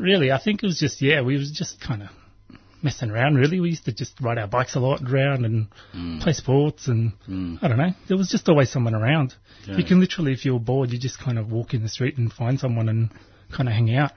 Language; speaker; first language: English; non-native, local second language; Croatian